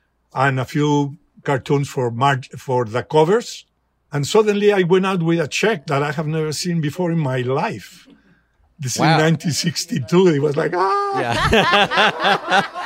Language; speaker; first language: English; non-native, fluent; Spanish